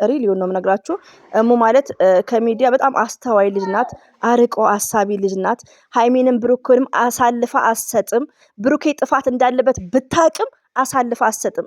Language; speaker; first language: Amharic; native; Amharic